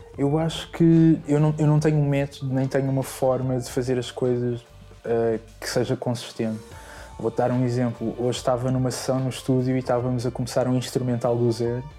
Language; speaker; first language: Portuguese; native; Portuguese